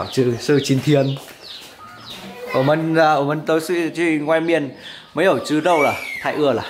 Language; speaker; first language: Chinese; non-native, fluent; Vietnamese